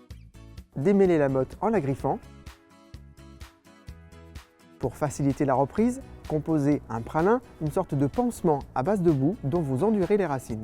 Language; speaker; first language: French; native; French